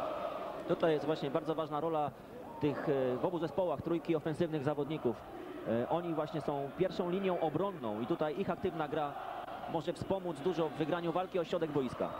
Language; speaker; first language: Polish; native; Polish